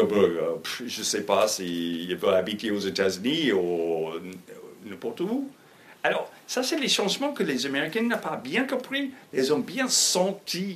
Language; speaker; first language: French; non-native, fluent; English